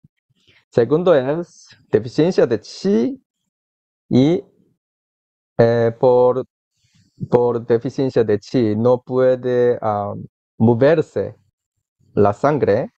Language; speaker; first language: Spanish; non-native, learner; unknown